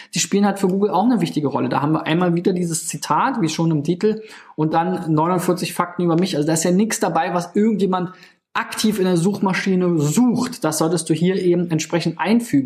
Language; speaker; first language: German; native; German